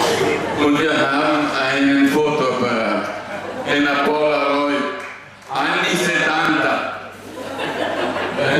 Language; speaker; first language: German; non-native, fluent; Italian